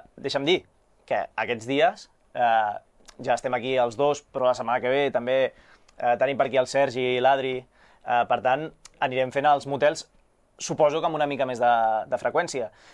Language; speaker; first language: Catalan; native; Catalan